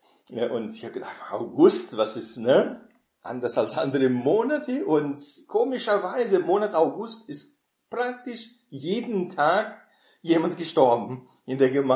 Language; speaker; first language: German; non-native, fluent; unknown